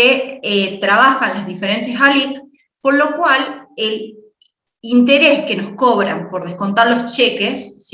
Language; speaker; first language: Spanish; native; Spanish